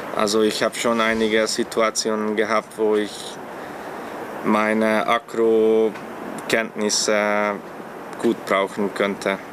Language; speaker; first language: German; non-native, fluent; Hungarian